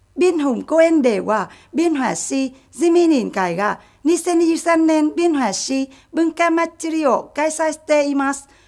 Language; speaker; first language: Japanese; non-native, fluent; Vietnamese